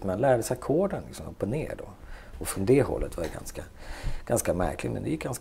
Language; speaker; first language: Swedish; native; Swedish